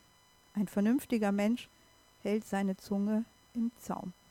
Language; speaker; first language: German; native; German